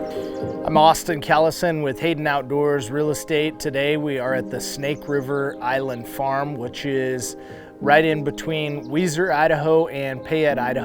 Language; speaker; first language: English; native; English